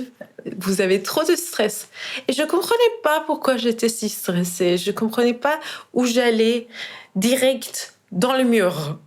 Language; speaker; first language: French; non-native, fluent; Persian